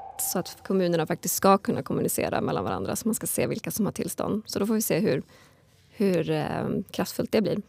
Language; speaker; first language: Swedish; native; Swedish